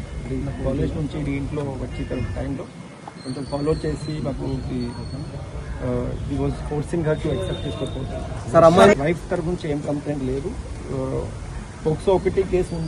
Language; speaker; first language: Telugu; non-native, learner; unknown